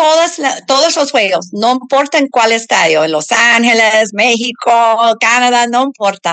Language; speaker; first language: Spanish; non-native, learner; English